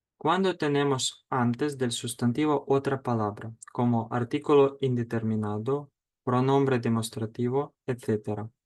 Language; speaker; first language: Spanish; non-native, fluent; Ukrainian